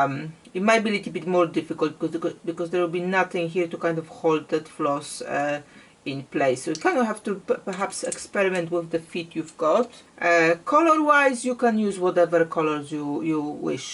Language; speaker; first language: English; non-native, fluent; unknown